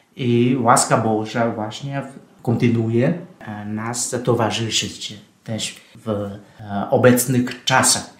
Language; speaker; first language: Polish; non-native, fluent; Vietnamese